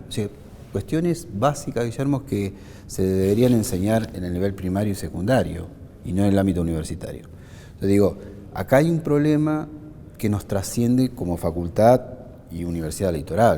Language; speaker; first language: Spanish; native; Spanish